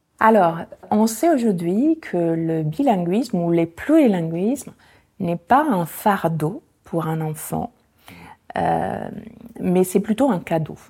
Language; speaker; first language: French; non-native, fluent; Italian